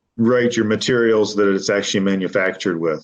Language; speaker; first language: English; native; English